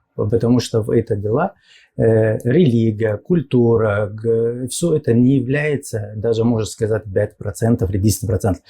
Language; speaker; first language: Russian; non-native, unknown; Arabic